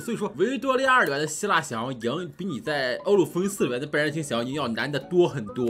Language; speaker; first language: Chinese; native; Chinese